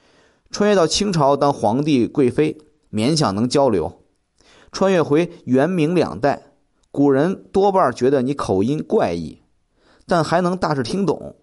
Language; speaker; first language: Chinese; native; Chinese